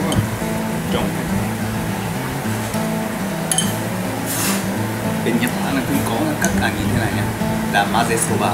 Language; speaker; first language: Vietnamese; non-native, learner; Japanese